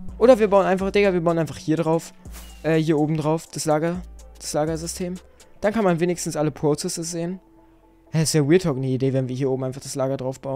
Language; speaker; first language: German; native; German